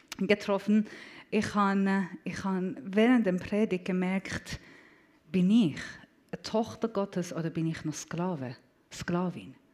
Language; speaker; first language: German; non-native, fluent; Persian